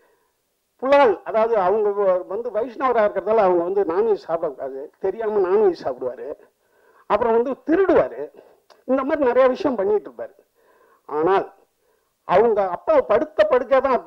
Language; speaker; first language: Tamil; native; Tamil